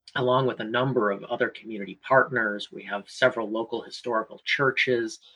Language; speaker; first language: English; native; English